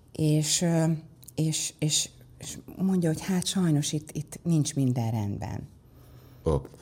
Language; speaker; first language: Hungarian; native; Hungarian